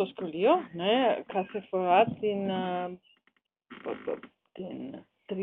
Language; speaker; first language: Greek; non-native, learner; German